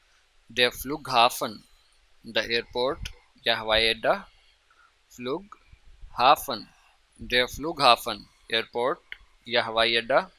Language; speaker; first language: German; non-native, fluent; Urdu